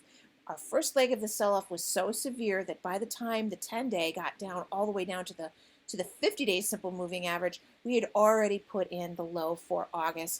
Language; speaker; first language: English; native; English